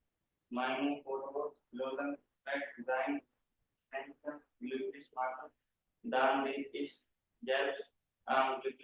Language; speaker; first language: German; non-native, learner; Hindi